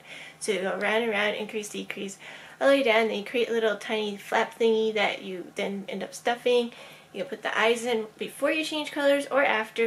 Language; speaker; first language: English; native; English